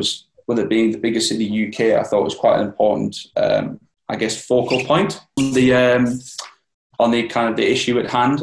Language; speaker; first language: English; native; English